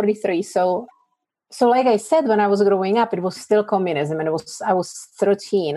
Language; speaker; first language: English; non-native, fluent; Czech